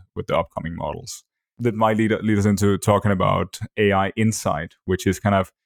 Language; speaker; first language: English; non-native, fluent; Danish